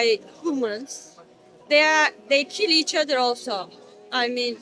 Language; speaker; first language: English; non-native, learner; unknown